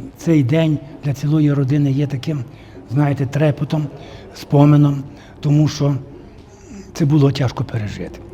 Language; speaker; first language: Ukrainian; native; Ukrainian